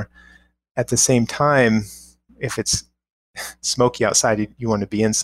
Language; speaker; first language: English; native; English